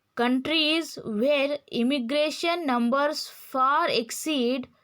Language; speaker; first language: English; non-native, local second language; Kannada